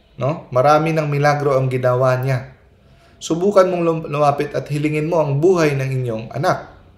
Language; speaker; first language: Filipino; non-native, local second language; Cebuano